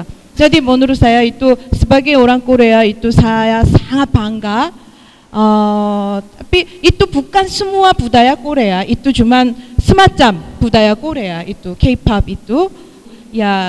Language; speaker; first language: Indonesian; non-native, fluent; Korean